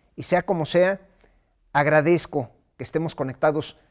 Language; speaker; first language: Spanish; native; Spanish